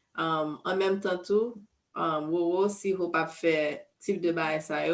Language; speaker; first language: French; non-native, local second language; Haitian Creole